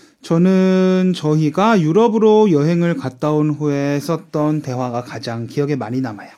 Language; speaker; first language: Korean; native; Korean